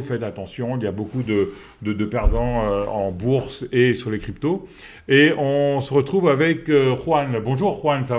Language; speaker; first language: French; native; French